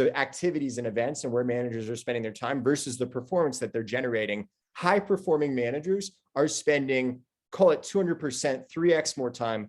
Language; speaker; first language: English; native; English